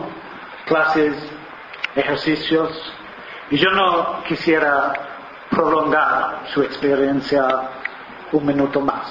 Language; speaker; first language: Spanish; non-native, fluent; English